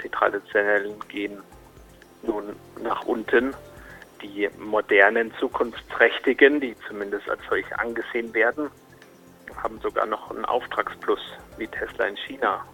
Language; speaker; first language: German; native; German